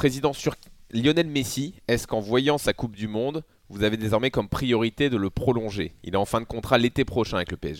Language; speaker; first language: French; native; French